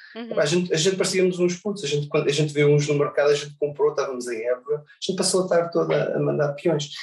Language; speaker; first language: Portuguese; early bilingual, other home language; English